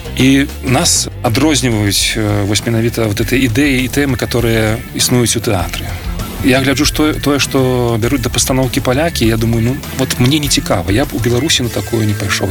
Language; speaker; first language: Belarusian; non-native, local second language; Russian